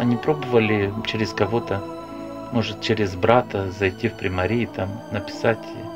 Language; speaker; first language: Russian; non-native, local second language; Romanian